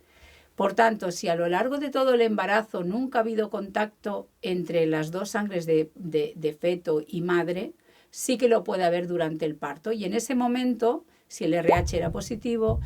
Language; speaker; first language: Spanish; native; Spanish